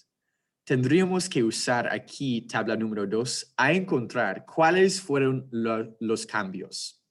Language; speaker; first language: Spanish; non-native, fluent; English